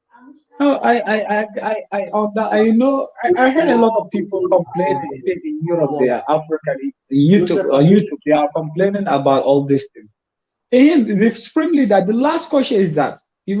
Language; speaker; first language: English; non-native, fluent; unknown